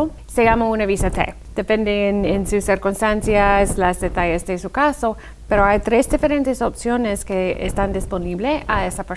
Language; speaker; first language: Spanish; non-native, fluent; English